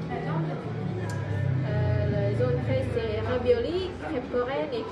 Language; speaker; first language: French; non-native, learner; Indonesian